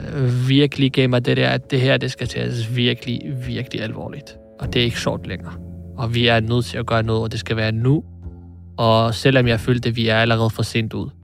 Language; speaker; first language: Danish; early bilingual, other home language; Arabic